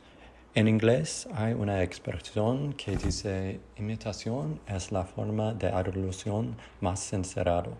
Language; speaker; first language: Spanish; non-native, learner; English